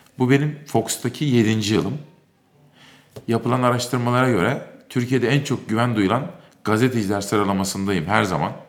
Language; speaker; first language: Turkish; native; Turkish